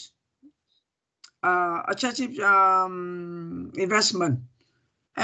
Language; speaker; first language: English; non-native, learner; Vietnamese